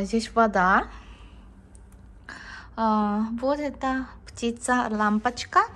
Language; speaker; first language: Russian; non-native, learner; Korean